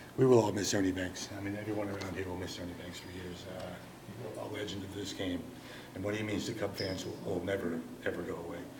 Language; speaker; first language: English; native; English